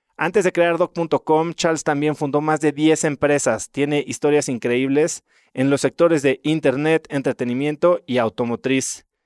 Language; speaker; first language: Spanish; native; Spanish